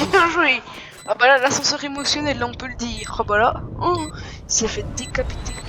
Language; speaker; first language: French; native; French